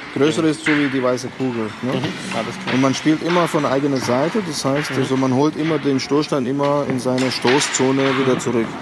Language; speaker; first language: German; non-native, fluent; Latvian